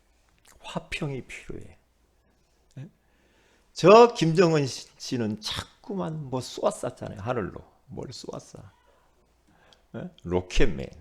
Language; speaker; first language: Korean; native; Korean